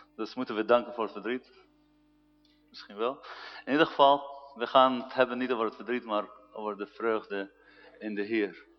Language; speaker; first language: Dutch; non-native, fluent; Arabic